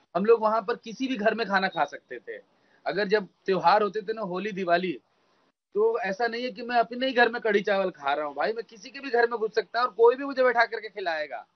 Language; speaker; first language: Hindi; native; Hindi